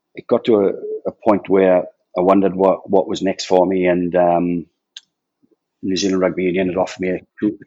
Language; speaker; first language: English; native; English